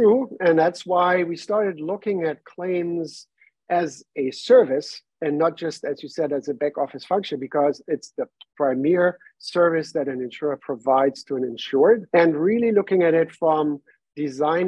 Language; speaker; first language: English; non-native, fluent; German